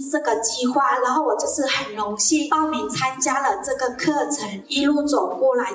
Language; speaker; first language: Chinese; non-native, local second language; Hakka Chinese